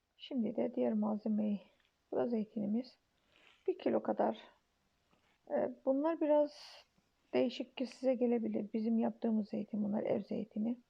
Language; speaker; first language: Turkish; native; Turkish